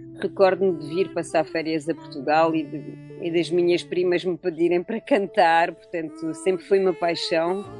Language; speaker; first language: Portuguese; early bilingual, heritage; Portuguese